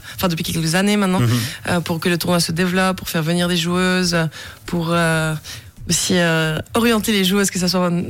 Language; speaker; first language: French; native; French